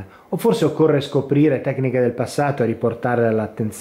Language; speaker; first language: Italian; native; Italian